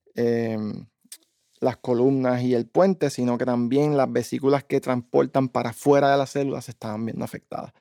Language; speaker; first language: Spanish; native; Spanish